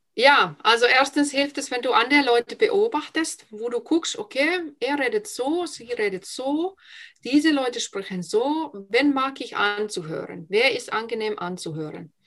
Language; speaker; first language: German; non-native, fluent; Finnish